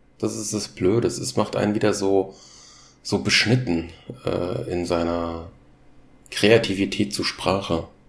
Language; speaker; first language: German; native; German